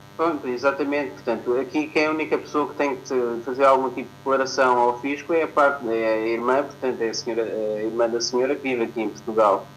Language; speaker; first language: Portuguese; native; Portuguese